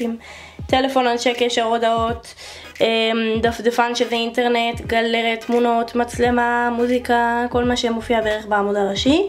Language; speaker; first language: Hebrew; native; Hebrew